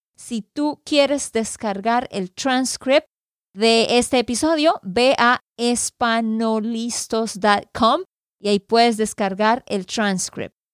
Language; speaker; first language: Spanish; native; Spanish